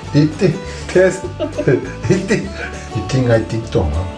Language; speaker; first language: English; non-native, learner; Turkish